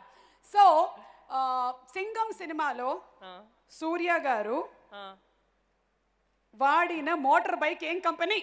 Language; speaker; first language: Telugu; native; Telugu